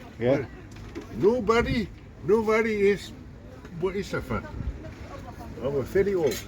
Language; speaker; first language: English; non-native, learner; Polish